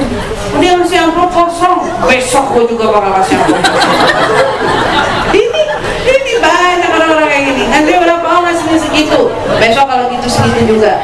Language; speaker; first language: Indonesian; native; Indonesian